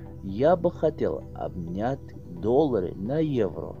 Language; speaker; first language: Russian; non-native, learner; Tajik